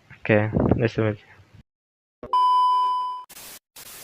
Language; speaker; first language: English; non-native, learner; Indonesian